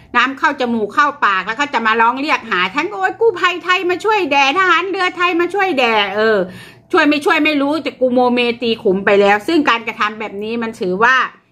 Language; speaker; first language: Thai; native; Thai